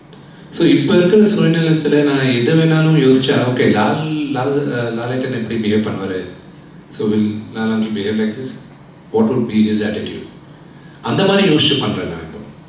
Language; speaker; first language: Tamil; non-native, local second language; Telugu